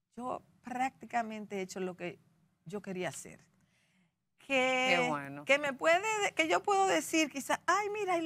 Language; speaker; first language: Spanish; native; Spanish